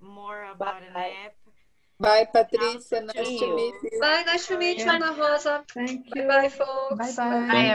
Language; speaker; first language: English; non-native, fluent; Portuguese